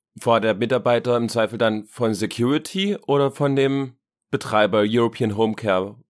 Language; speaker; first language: German; native; German